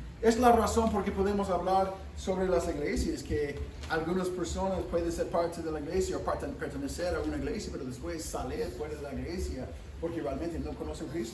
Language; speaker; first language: Spanish; non-native, fluent; English